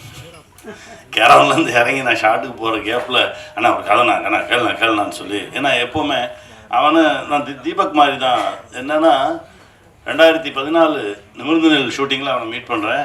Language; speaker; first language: Tamil; native; Tamil